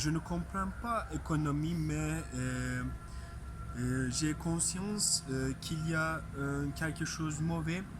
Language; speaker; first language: French; non-native, learner; Turkish